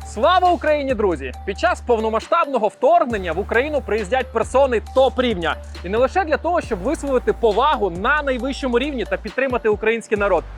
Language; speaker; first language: Ukrainian; native; Ukrainian